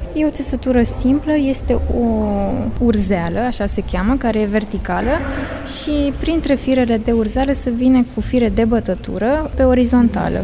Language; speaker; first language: Romanian; native; Romanian